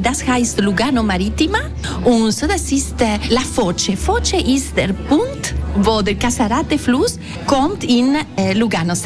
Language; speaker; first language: German; non-native, local second language; Italian